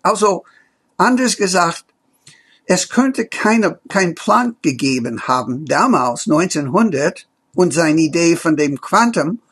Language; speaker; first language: German; non-native, fluent; English